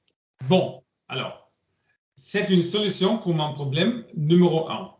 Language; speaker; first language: French; non-native, learner; English